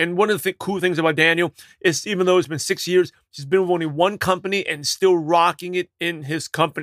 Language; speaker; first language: English; native; English